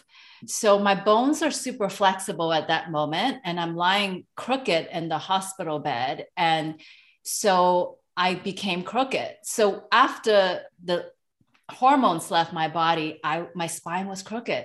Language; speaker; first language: English; non-native, local second language; Cantonese